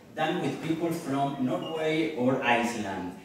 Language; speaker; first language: English; non-native, learner; Spanish